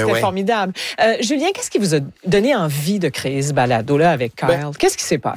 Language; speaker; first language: French; native; French